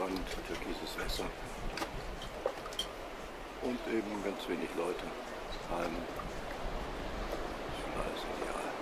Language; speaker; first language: German; native; German